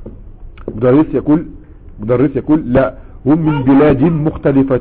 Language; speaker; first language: Arabic; non-native, fluent; French